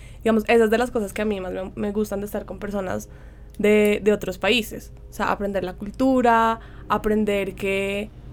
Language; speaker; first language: Spanish; native; Spanish